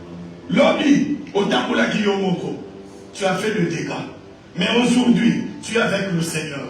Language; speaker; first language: French; non-native, local second language; Lingala